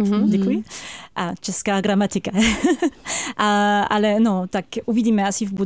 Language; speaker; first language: Czech; non-native, fluent; French